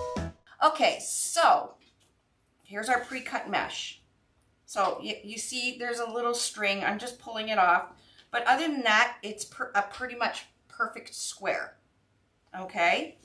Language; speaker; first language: English; native; English